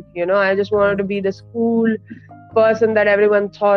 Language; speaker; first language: English; non-native, local second language; Hindi